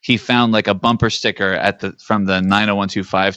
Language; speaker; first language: English; native; English